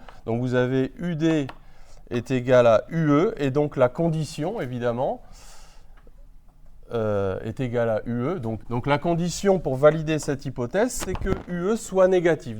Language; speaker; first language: French; native; French